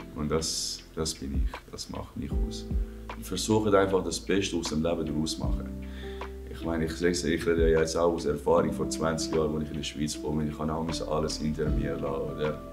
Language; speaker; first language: German; non-native, fluent; Persian